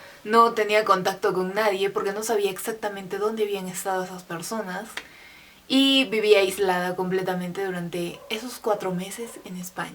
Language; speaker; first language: Spanish; native; Spanish